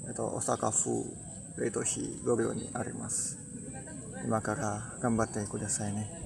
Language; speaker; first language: Japanese; non-native, learner; Indonesian